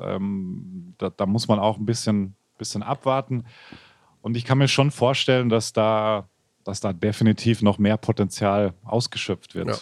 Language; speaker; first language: German; native; German